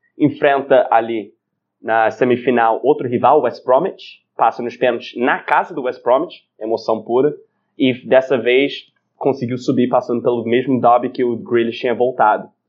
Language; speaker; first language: Portuguese; non-native, fluent; English